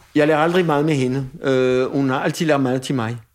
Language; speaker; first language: Danish; non-native, fluent; French